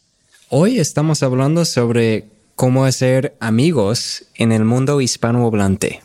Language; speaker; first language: Spanish; non-native, fluent; English